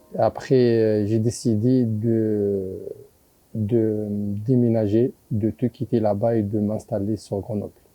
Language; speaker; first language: French; non-native, local second language; Arabic